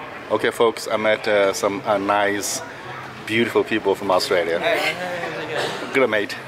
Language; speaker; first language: English; non-native, fluent; Chinese